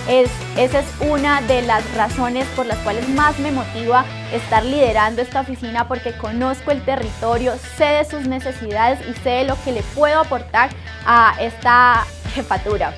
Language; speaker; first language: Spanish; native; Spanish